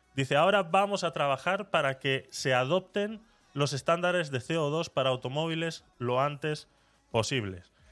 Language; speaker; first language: Spanish; native; Spanish